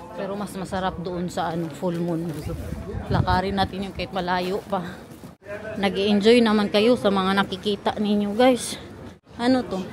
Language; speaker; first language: Filipino; non-native, local second language; Cebuano